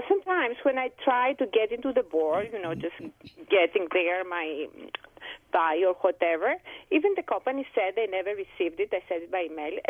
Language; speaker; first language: English; non-native, fluent; Greek